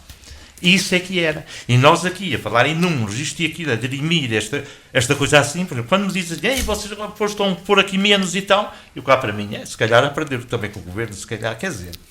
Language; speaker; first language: Portuguese; native; Portuguese